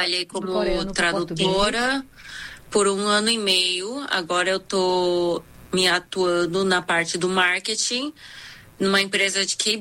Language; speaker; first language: Portuguese; early bilingual, other home language; Korean